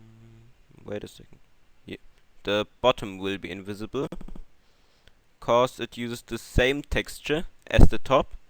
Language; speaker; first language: English; non-native, fluent; German